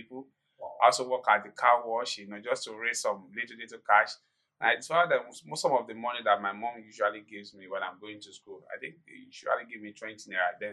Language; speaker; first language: English; non-native, local second language; Yoruba